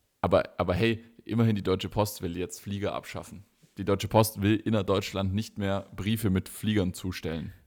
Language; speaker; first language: German; native; German